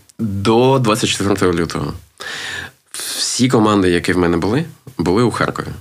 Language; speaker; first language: Ukrainian; non-native, local second language; Russian